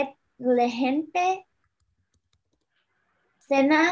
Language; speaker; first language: Spanish; non-native, learner; English